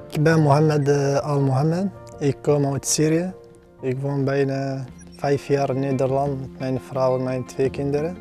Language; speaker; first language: Dutch; non-native, learner; Arabic